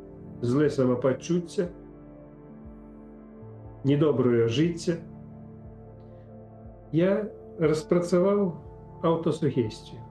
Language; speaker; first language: Polish; non-native, fluent; Ukrainian